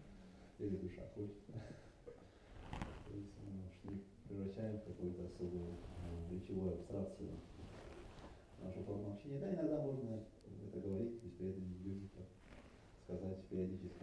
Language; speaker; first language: Russian; native; Russian